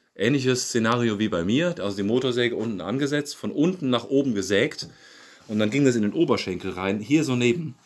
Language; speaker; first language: German; native; German